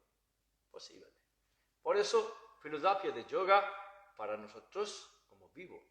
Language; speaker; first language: Spanish; non-native, learner; Bangla